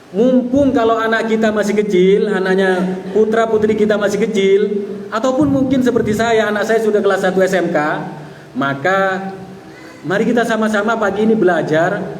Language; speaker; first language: Indonesian; non-native, local second language; Madurese